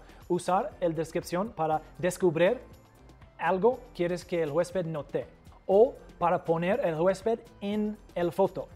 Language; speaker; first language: Spanish; non-native, fluent; English